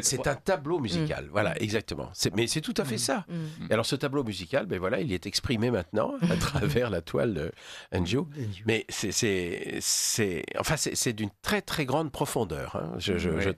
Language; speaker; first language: French; native; French